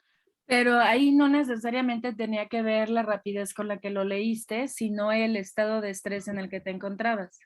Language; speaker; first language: Spanish; native; Spanish